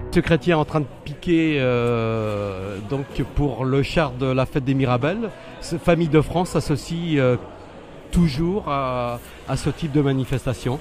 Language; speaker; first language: French; native; French